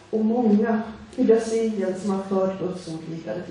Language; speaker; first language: Swedish; early bilingual, other home language; Portuguese